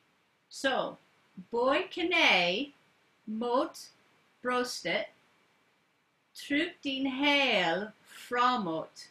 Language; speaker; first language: Swedish; non-native, learner; English